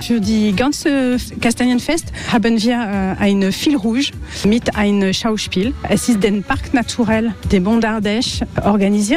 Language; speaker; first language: German; non-native, learner; French